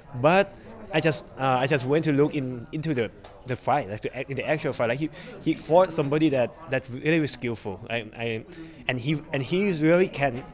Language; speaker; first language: English; non-native, learner; Thai